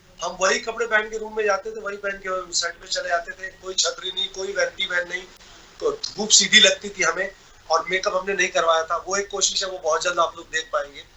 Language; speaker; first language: Hindi; non-native, local second language; Bhojpuri